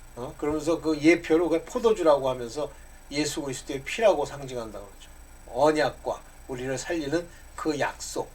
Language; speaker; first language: Korean; native; Korean